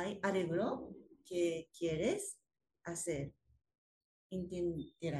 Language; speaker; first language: Spanish; non-native, learner; Japanese